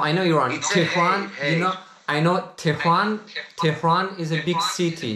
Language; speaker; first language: English; non-native, learner; Persian